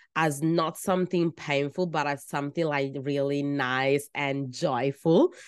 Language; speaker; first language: English; non-native, fluent; Italian